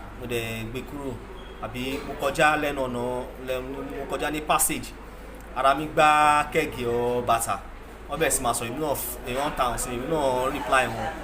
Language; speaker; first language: Yoruba; non-native, local second language; Igbo